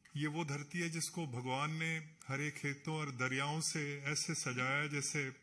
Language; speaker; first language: Hindi; non-native, local second language; Punjabi